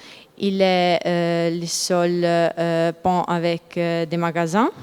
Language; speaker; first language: French; non-native, learner; Italian